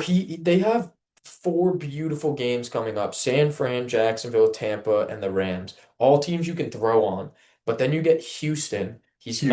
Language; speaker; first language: English; native; English